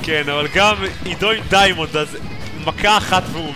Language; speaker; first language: Hebrew; native; Hebrew